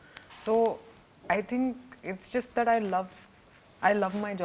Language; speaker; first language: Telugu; non-native, local second language; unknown